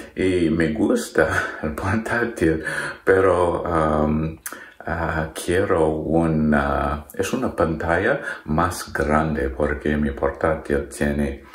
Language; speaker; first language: Spanish; non-native, learner; English